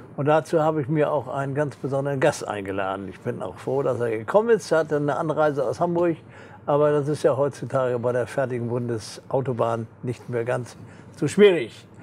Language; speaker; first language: German; native; German